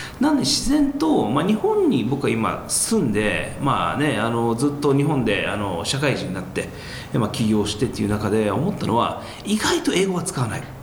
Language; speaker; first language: Japanese; early bilingual, heritage; Japanese